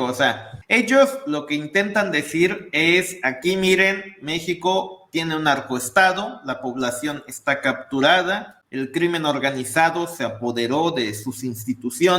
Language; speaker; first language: Spanish; native; Spanish